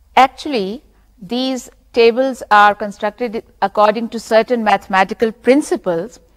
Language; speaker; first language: English; non-native, local second language; Urdu